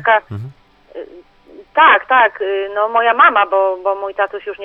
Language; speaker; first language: Polish; native; Polish